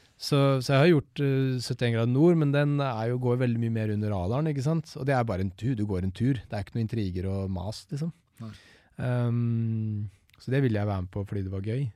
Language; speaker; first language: Norwegian; native; Norwegian